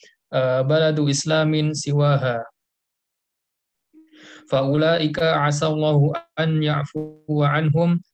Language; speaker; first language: Arabic; non-native, learner; Indonesian